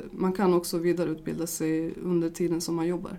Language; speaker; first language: Swedish; early bilingual, other home language; Bosnian